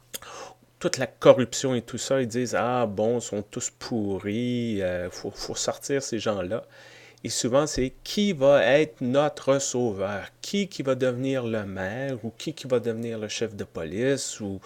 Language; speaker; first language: French; native; French